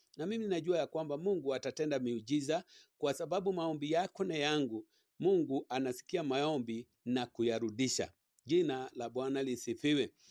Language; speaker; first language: Swahili; native; Swahili